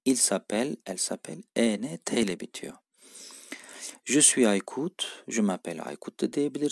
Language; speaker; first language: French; non-native, fluent; Turkish